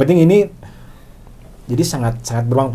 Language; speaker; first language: Indonesian; non-native, local second language; Sundanese